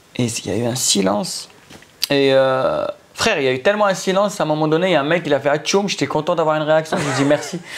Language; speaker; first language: French; non-native, local second language; Arabic